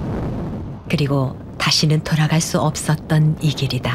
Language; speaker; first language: Korean; native; Korean